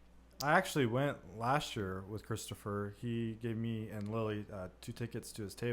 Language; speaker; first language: English; native; English